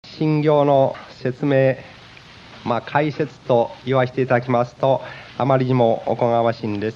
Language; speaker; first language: Japanese; native; Japanese